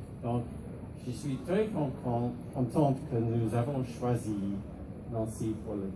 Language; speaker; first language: French; non-native, fluent; English